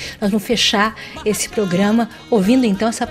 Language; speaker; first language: Portuguese; native; Portuguese